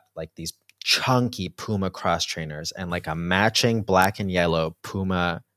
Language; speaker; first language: English; early bilingual, heritage; Spanish